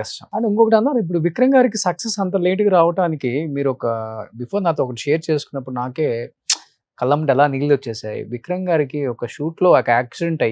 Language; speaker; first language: Telugu; native; Telugu